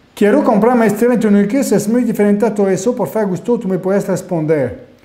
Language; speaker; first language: Spanish; non-native, fluent; French